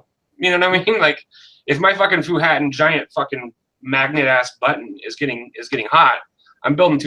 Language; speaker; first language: English; native; English